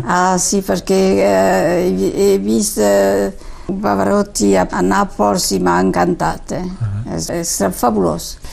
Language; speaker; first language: Catalan; native; Catalan